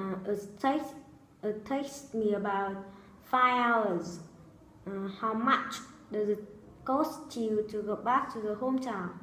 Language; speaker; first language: English; non-native, learner; Vietnamese